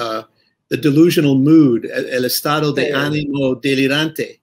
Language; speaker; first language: Spanish; non-native, fluent; English